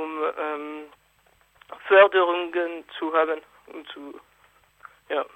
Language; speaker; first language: German; non-native, fluent; French